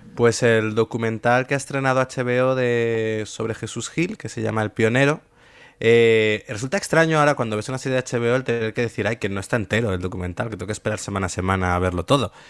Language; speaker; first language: Spanish; native; Spanish